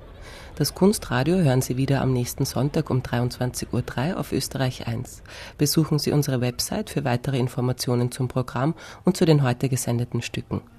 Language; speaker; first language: German; native; German